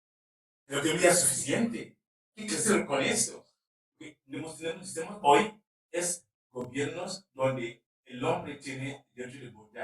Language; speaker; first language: Spanish; non-native, learner; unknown